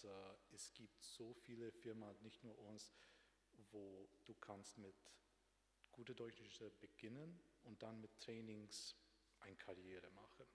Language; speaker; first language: German; non-native, fluent; Romanian